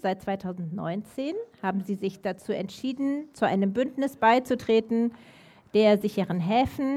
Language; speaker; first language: German; native; German